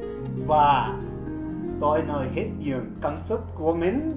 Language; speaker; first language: Vietnamese; non-native, learner; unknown